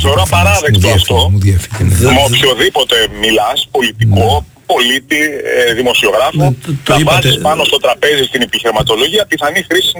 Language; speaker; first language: Greek; native; Greek